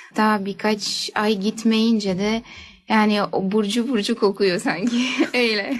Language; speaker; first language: Turkish; early bilingual, heritage; Turkish